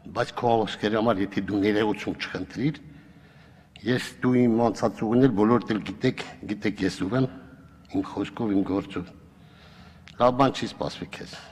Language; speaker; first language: Armenian; native; Armenian